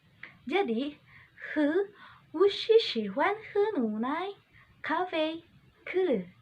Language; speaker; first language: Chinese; non-native, learner; Indonesian